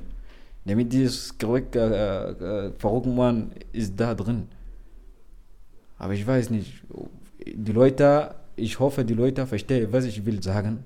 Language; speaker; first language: German; non-native, learner; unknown